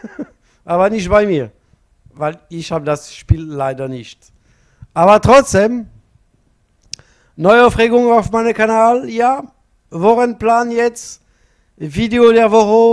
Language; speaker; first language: German; non-native, learner; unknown